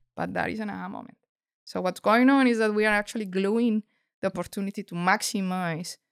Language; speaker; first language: English; non-native, fluent; Spanish